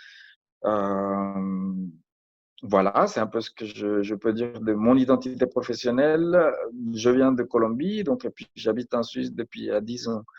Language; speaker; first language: French; non-native, fluent; Spanish